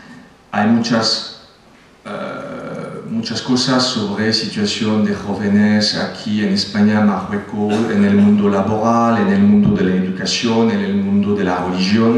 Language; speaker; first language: Spanish; non-native, fluent; French